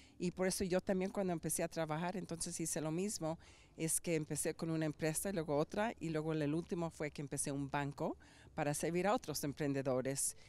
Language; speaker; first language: Spanish; early bilingual, heritage; Spanish